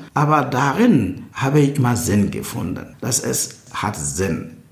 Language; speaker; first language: German; non-native, fluent; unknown